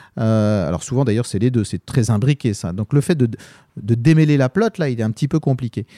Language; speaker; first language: French; native; French